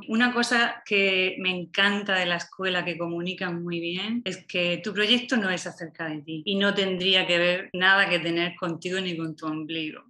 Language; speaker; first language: Spanish; native; Spanish